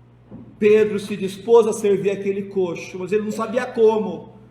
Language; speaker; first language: Portuguese; native; Portuguese